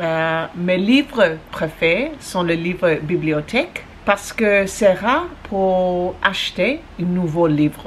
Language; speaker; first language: French; non-native, learner; English